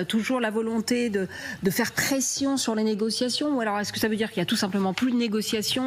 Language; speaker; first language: French; native; French